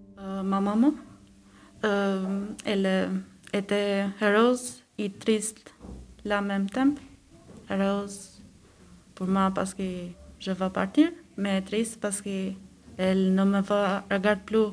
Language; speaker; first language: French; non-native, learner; Albanian